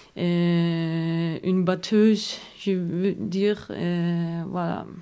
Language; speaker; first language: French; non-native, learner; German